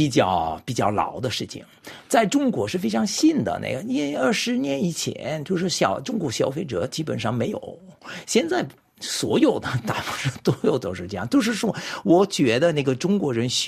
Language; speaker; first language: Chinese; non-native, fluent; French